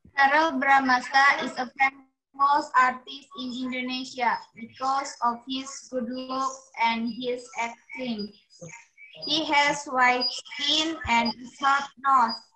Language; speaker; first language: English; non-native, learner; Indonesian